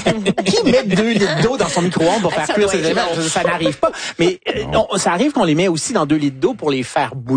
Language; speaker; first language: French; native; French